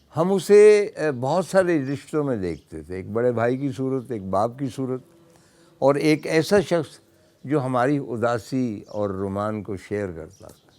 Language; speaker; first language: Urdu; non-native, local second language; Punjabi